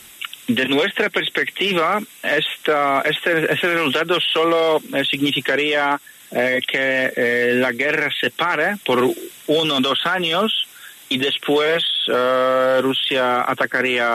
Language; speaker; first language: Spanish; non-native, fluent; Polish